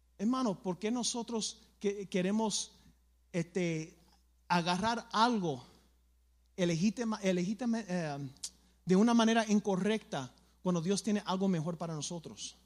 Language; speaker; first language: Spanish; early bilingual, other home language; English